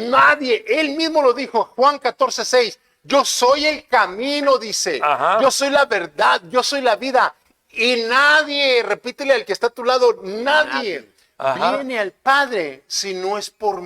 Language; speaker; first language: Spanish; native; Spanish